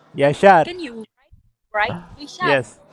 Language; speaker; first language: English; non-native, learner; Turkish